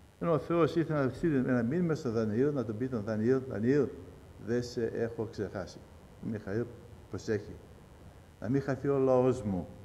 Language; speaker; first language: Greek; early bilingual, heritage; Greek